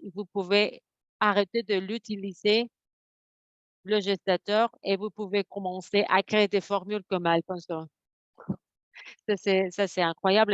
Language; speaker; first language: French; non-native, fluent; Spanish